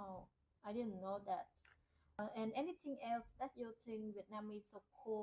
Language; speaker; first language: English; non-native, learner; Vietnamese